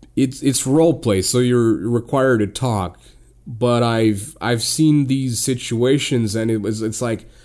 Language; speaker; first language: English; non-native, fluent; Portuguese